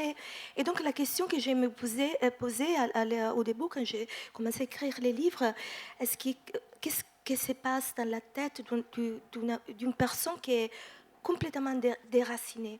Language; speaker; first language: French; non-native, fluent; Italian